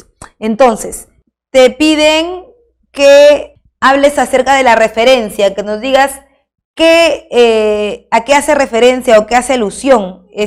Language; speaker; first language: Spanish; native; Spanish